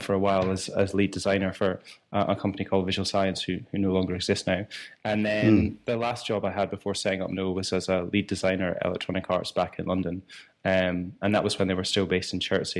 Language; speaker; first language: English; native; English